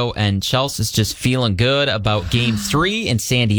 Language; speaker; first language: English; native; English